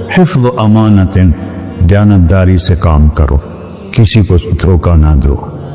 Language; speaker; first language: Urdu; non-native, local second language; Punjabi